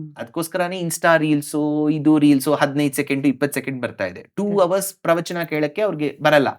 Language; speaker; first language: Kannada; non-native, local second language; Tamil